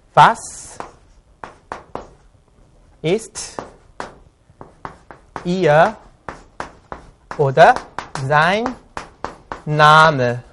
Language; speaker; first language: German; non-native, fluent; Korean